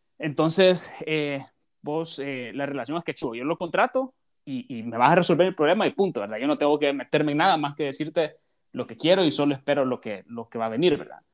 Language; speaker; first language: Spanish; native; Spanish